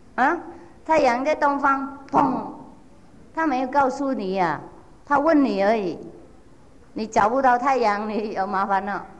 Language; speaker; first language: Chinese; non-native, fluent; Vietnamese